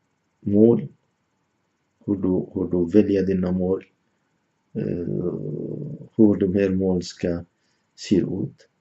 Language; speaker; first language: Swedish; non-native, fluent; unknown